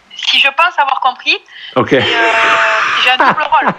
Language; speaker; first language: French; native; French